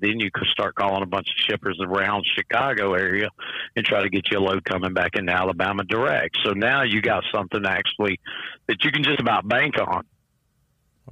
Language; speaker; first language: English; native; English